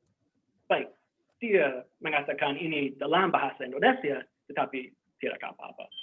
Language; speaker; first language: Indonesian; non-native, fluent; English